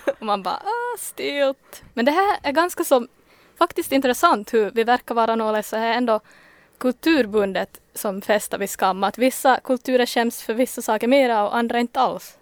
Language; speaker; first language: Swedish; native; Swedish